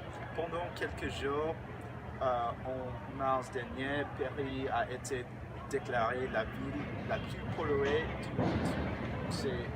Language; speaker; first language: French; non-native, learner; English